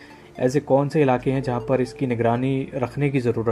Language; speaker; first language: Hindi; native; Hindi